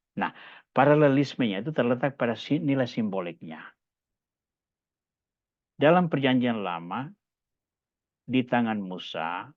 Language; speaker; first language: Indonesian; native; Indonesian